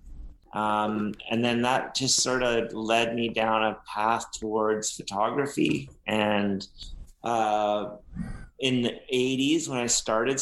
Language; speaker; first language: English; native; English